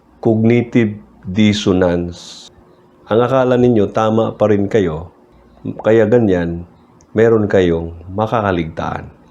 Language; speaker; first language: Filipino; native; Filipino